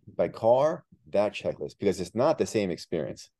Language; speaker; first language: English; early bilingual, other home language; Spanish